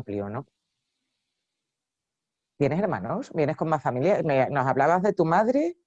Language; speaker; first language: Spanish; native; Spanish